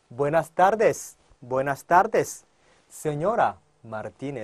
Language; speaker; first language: Spanish; non-native, fluent; Korean